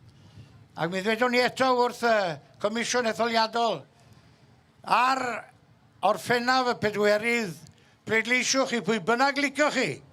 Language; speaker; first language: Welsh; native; Welsh